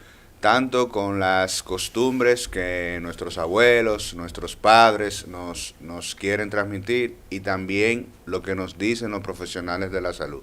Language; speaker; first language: Spanish; native; Spanish